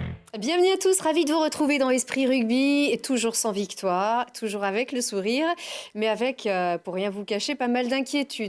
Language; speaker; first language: French; native; French